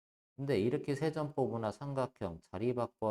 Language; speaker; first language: Korean; native; Korean